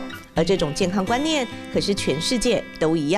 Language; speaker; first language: Chinese; native; Chinese